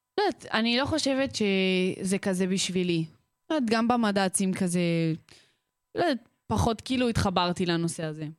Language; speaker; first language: Hebrew; early bilingual, other home language; Russian